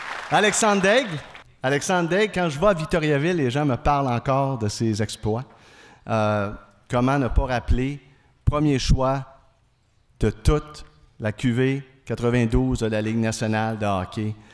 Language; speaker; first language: French; native; French